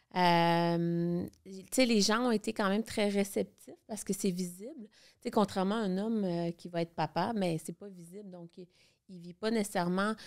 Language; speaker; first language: French; native; French